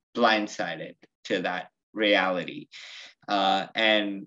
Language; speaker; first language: English; early bilingual, other home language; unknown